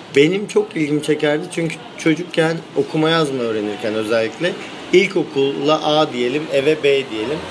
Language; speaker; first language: Turkish; native; Turkish